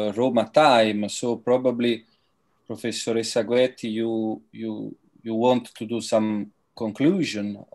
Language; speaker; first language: English; non-native, fluent; Italian